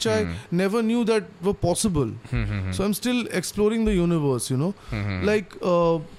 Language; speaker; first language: English; non-native, local second language; Bangla